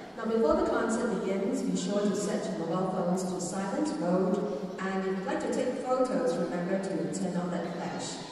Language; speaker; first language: English; non-native, local second language; Chinese